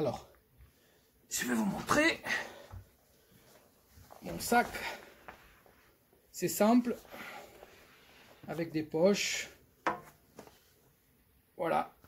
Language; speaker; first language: French; non-native, fluent; Portuguese